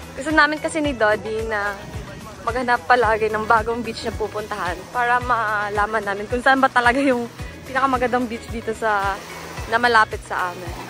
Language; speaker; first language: Filipino; native; Filipino